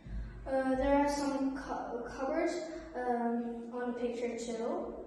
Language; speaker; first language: English; non-native, learner; Azerbaijani